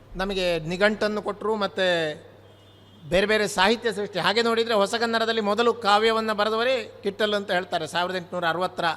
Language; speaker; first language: Kannada; native; Kannada